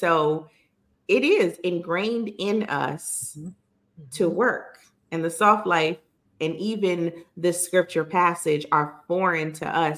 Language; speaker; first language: English; native; English